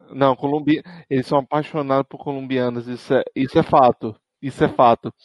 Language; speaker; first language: Portuguese; native; Portuguese